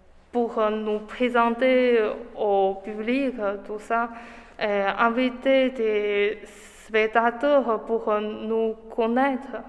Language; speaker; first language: French; non-native, learner; Chinese